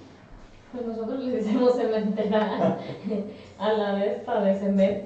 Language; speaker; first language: Spanish; native; Spanish